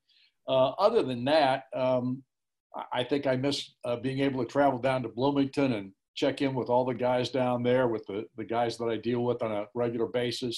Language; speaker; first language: English; native; English